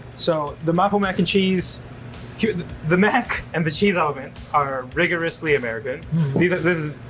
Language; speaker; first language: English; non-native, local second language; Cantonese